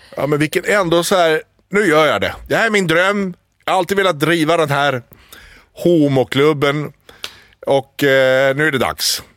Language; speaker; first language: Swedish; early bilingual, other home language; Arabic